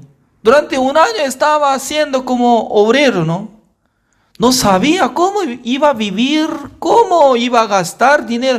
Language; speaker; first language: Spanish; non-native, fluent; Korean